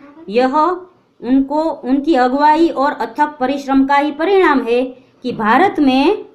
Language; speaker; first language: Hindi; non-native, local second language; Gujarati